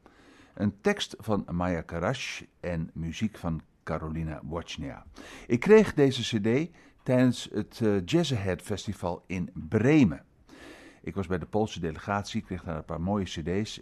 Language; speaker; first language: Dutch; native; Dutch